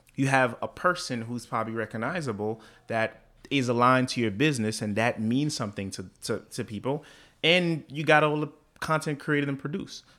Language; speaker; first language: English; early bilingual, other home language; Haitian Creole